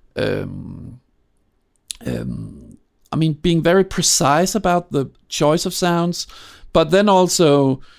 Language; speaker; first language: English; non-native, fluent; Danish